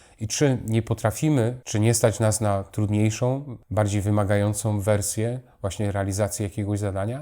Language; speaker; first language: Polish; native; Polish